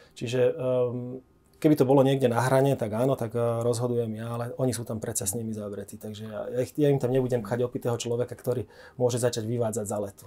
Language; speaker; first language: Slovak; native; Slovak